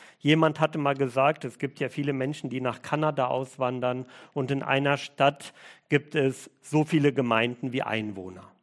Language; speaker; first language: German; early bilingual, other home language; Russian